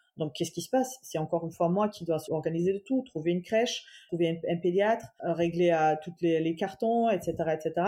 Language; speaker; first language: French; non-native, fluent; German